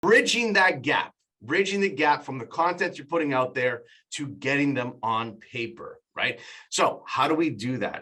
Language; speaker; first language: English; native; English